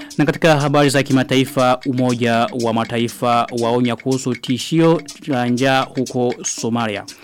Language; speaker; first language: Swahili; non-native, local second language; Rundi